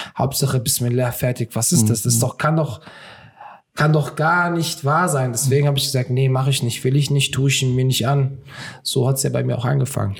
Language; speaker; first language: German; early bilingual, other home language; Turkish